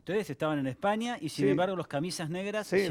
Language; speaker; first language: Spanish; native; Spanish